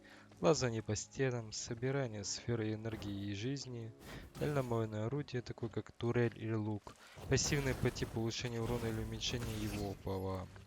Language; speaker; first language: Russian; native; Russian